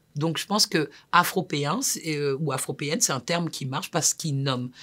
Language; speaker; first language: French; native; French